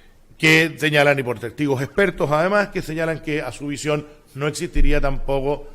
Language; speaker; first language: Spanish; native; Spanish